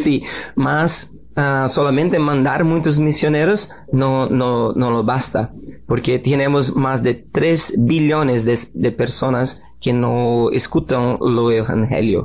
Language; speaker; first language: Spanish; non-native, learner; Portuguese